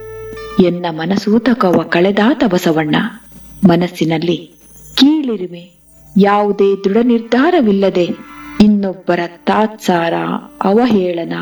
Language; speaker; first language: Kannada; native; Kannada